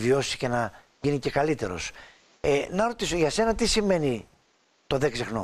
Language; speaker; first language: Greek; native; Greek